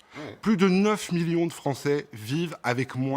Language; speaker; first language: French; native; French